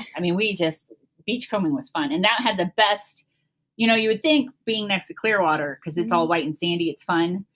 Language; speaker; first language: English; native; English